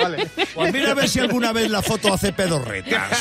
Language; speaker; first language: Spanish; native; Spanish